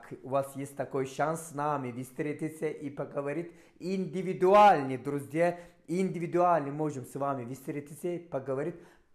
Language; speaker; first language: Russian; non-native, fluent; Turkish